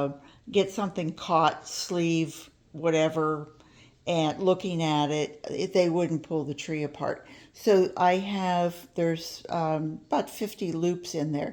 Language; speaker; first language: English; native; English